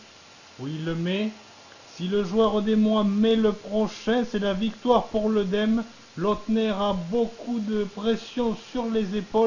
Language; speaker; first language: French; native; French